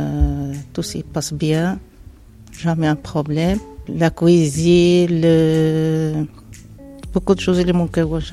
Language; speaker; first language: French; non-native, learner; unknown